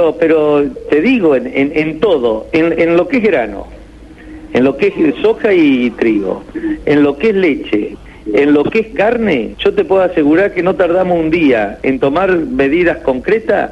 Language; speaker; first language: Spanish; native; Spanish